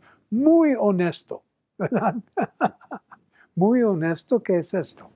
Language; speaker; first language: Spanish; non-native, fluent; English